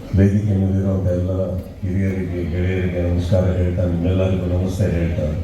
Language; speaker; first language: Kannada; native; Kannada